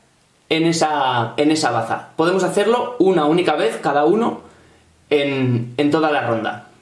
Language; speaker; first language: Spanish; native; Spanish